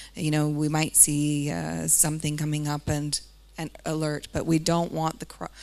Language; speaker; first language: English; native; English